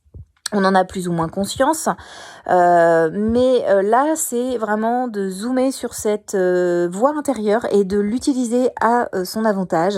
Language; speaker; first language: French; native; French